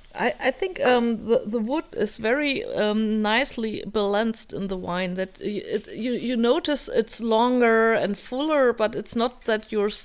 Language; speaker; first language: English; non-native, fluent; German